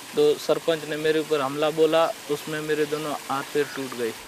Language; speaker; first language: Hindi; native; Hindi